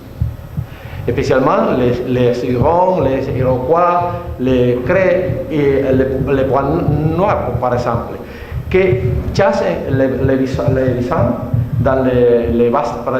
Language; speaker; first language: French; non-native, learner; Spanish